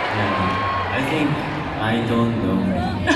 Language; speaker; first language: English; non-native, learner; Korean